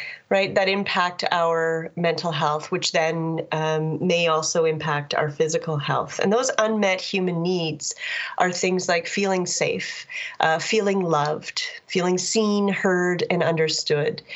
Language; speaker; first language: English; native; English